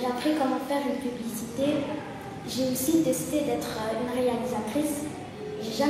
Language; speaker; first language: French; early bilingual, other home language; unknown